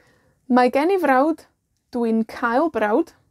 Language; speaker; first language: Welsh; non-native, fluent; Spanish